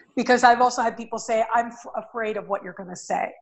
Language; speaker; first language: English; native; English